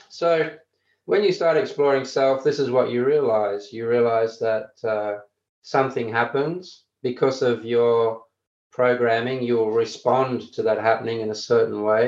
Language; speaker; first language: English; native; English